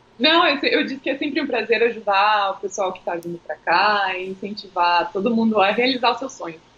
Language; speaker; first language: Portuguese; native; Portuguese